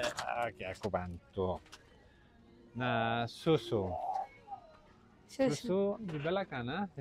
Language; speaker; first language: Indonesian; non-native, learner; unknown